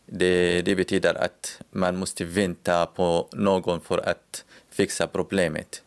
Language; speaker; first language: Swedish; non-native, learner; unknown